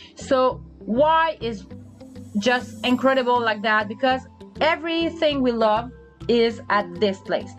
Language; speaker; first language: English; non-native, learner; French